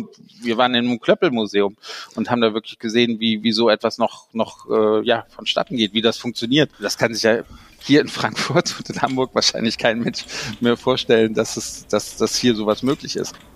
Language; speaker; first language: German; native; German